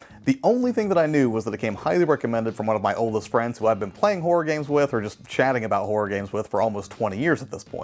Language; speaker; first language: English; native; English